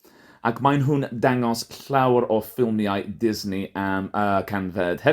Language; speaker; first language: Welsh; non-native, fluent; English